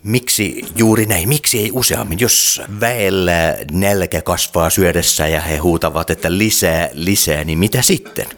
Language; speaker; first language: Finnish; native; Finnish